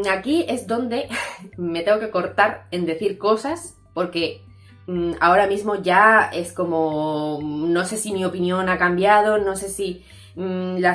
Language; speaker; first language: Spanish; native; Spanish